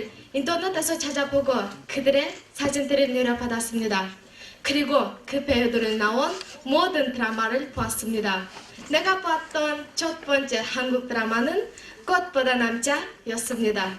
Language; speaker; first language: Korean; non-native, learner; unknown